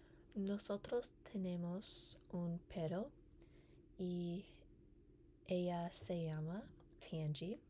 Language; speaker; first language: Spanish; non-native, learner; English